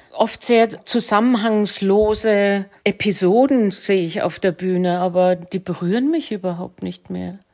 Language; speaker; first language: German; native; German